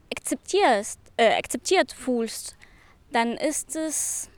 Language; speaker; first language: German; non-native, fluent; Arabic